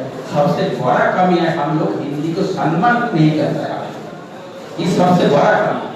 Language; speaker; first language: Hindi; non-native, local second language; Bangla